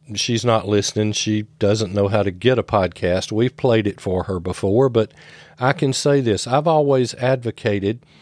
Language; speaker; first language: English; native; English